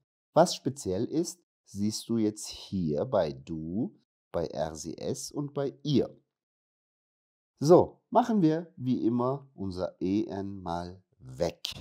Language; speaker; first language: German; non-native, fluent; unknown